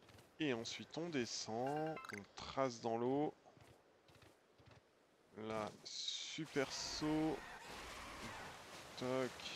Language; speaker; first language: French; native; French